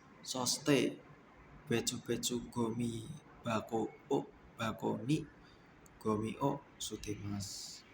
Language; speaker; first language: Japanese; non-native, learner; Indonesian